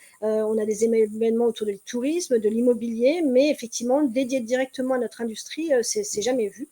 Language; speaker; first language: French; native; French